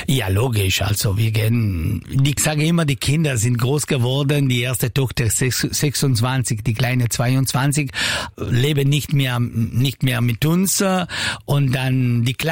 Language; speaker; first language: German; non-native, learner; Italian